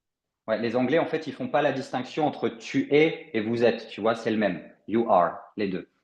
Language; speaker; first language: French; native; French